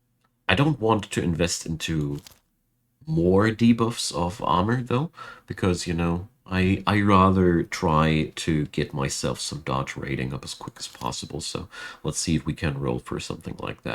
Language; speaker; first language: English; non-native, fluent; German